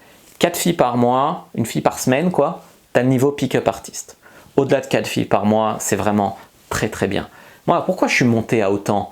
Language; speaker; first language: French; native; French